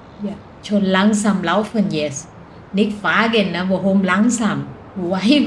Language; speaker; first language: German; non-native, learner; Thai